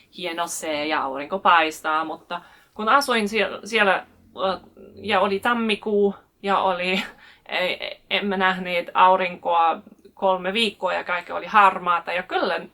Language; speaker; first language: Finnish; non-native, fluent; German